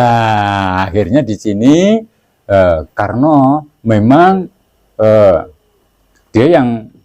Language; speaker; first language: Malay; non-native, local second language; Javanese